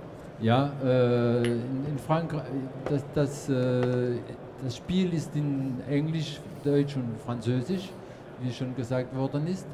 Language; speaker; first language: German; non-native, fluent; French